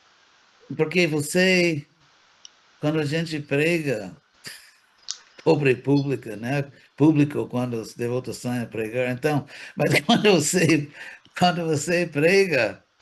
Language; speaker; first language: Portuguese; non-native, fluent; English